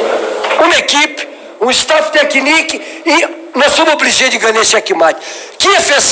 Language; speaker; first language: French; non-native, learner; Portuguese